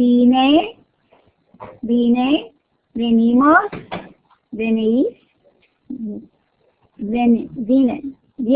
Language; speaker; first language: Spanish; non-native, fluent; English